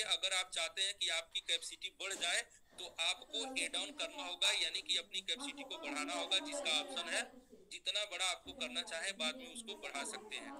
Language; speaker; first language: Hindi; native; Hindi